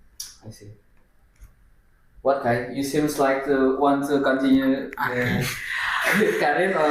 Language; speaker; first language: English; non-native, learner; Indonesian